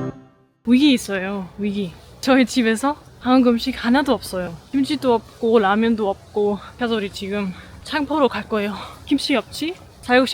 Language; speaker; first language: Korean; non-native, fluent; German